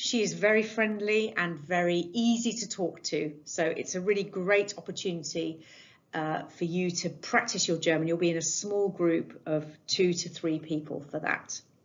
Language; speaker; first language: English; native; English